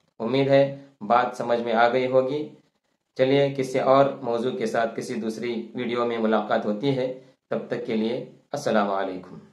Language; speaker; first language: Urdu; non-native, local second language; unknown